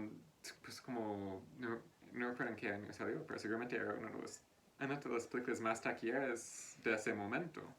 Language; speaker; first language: Spanish; non-native, fluent; English